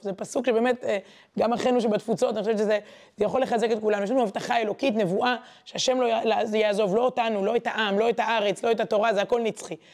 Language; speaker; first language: Hebrew; native; Hebrew